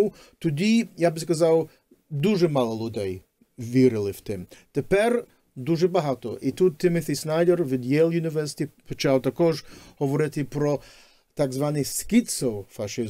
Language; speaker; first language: Ukrainian; early bilingual, heritage; Ukrainian